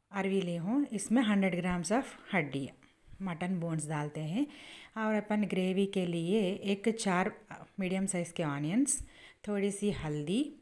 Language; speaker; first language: Hindi; native; Hindi